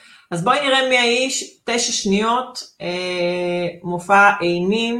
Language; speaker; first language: Hebrew; native; Hebrew